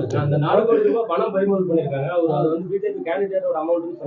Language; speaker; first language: Tamil; native; Tamil